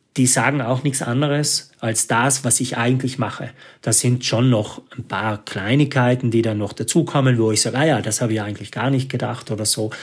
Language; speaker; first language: German; native; German